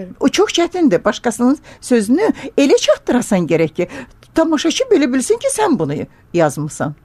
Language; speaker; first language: Azerbaijani; native; Azerbaijani